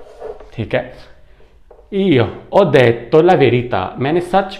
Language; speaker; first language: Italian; non-native, fluent; Urdu